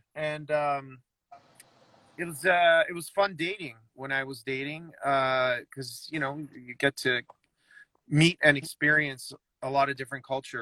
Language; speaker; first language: English; native; English